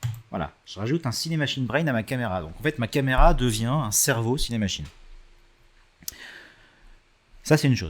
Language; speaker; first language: French; native; French